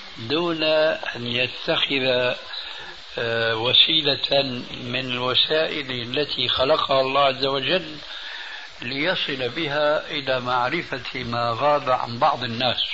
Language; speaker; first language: Arabic; early bilingual, other home language; Albanian